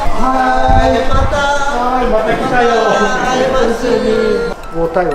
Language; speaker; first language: Chinese; non-native, learner; Japanese